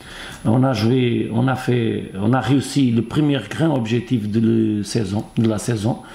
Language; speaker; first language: French; non-native, fluent; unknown